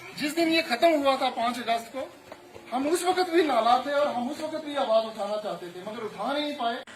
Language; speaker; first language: Urdu; non-native, local second language; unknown